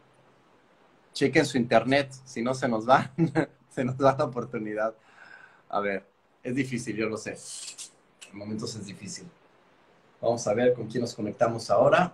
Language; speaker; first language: Spanish; native; Spanish